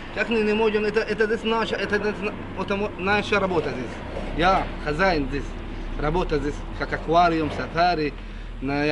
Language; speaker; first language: Russian; non-native, learner; Arabic